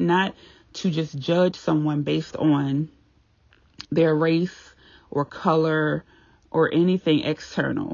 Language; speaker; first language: English; native; English